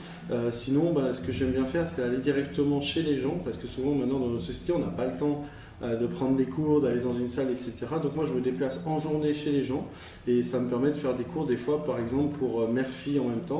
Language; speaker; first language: French; native; French